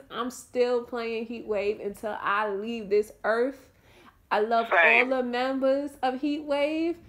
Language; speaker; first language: English; native; English